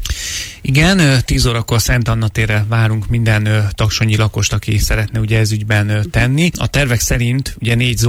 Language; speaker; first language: Hungarian; native; Hungarian